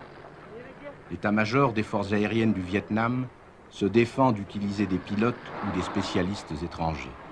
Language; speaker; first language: French; native; French